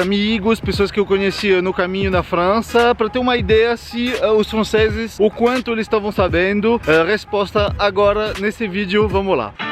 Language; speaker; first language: Portuguese; non-native, fluent; French